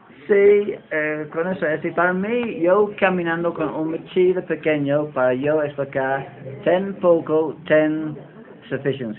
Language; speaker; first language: Spanish; non-native, learner; English